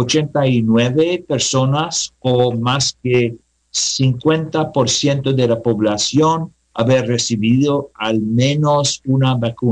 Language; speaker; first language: Spanish; non-native, learner; English